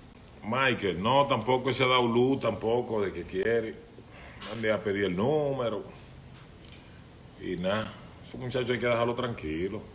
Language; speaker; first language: Spanish; native; Spanish